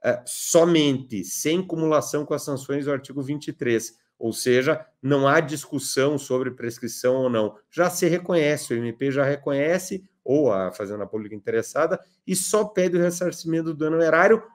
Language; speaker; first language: Portuguese; native; Portuguese